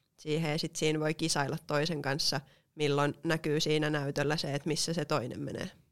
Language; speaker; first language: Finnish; native; Finnish